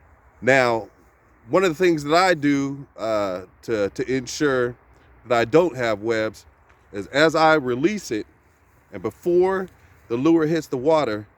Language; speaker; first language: English; native; English